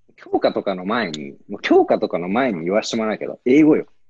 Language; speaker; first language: Japanese; native; Japanese